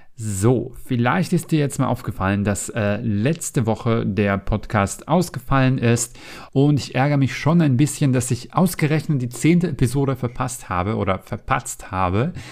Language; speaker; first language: German; non-native, fluent; Macedonian